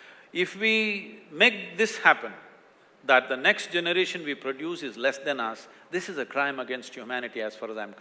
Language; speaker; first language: English; non-native, local second language; Kannada